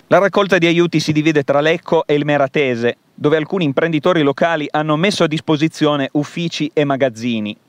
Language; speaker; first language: Italian; native; Italian